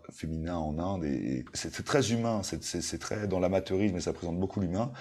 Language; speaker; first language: French; native; French